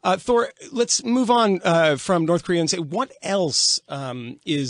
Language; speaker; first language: English; native; English